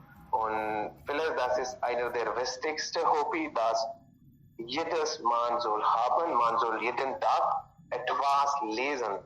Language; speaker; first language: German; non-native, learner; Hindi